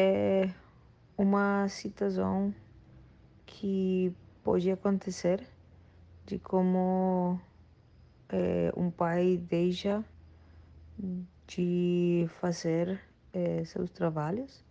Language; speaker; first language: Portuguese; non-native, learner; Spanish